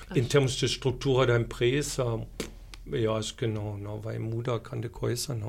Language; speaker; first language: Portuguese; non-native, fluent; German